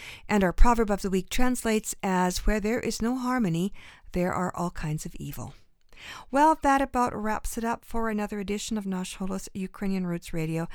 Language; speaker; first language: English; early bilingual, other home language; Ukrainian